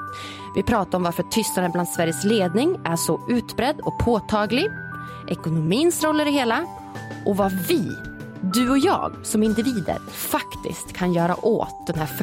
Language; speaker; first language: Swedish; native; Swedish